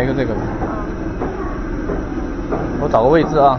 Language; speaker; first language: Chinese; native; Chinese